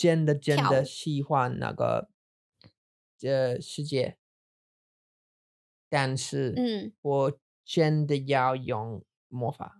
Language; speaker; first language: Chinese; non-native, learner; English